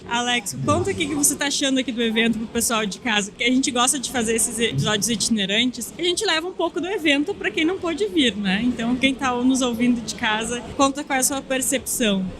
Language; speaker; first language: Portuguese; native; Portuguese